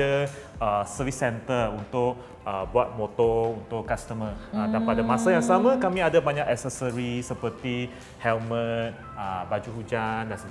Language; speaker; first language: Malay; native; Malay